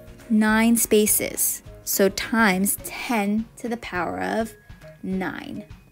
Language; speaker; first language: English; native; English